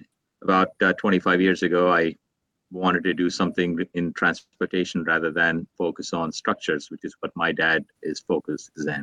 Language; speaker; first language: English; non-native, local second language; Telugu